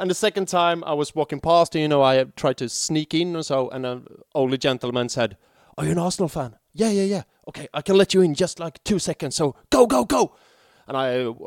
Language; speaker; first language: English; non-native, fluent; Swedish